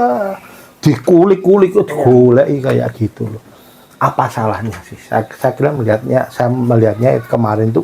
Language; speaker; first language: Indonesian; non-native, local second language; Javanese